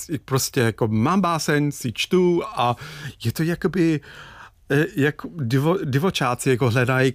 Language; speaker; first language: Czech; non-native, fluent; English